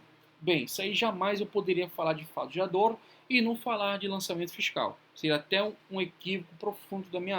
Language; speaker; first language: Portuguese; native; Portuguese